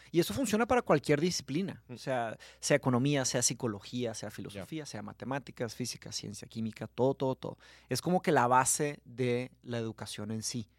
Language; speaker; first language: Spanish; early bilingual, other home language; Portuguese